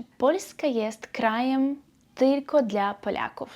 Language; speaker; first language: Polish; non-native, learner; Belarusian